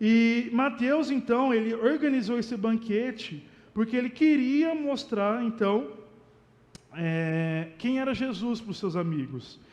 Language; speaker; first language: Portuguese; native; Portuguese